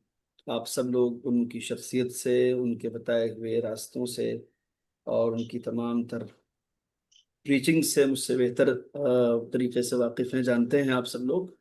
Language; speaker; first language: Hindi; native; Hindi